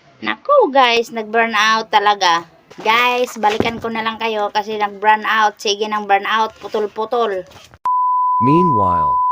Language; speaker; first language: Filipino; non-native, local second language; Cebuano